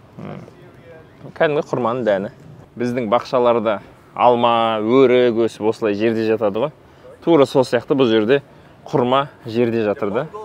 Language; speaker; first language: Kazakh; native; Kazakh